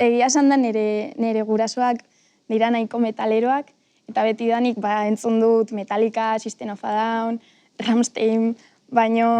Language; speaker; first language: Basque; non-native, local second language; Spanish